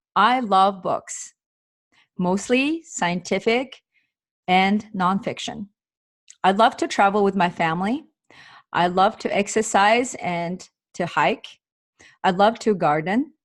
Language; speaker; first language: English; non-native, fluent; Mongolian